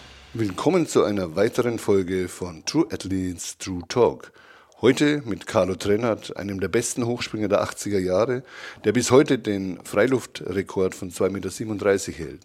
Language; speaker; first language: German; native; German